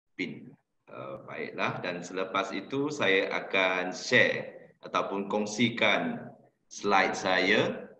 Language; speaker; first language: Malay; non-native, local second language; Chinese